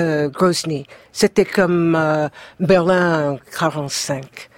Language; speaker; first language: French; non-native, fluent; English